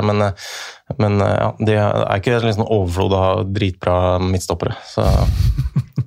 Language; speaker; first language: Norwegian; native; Norwegian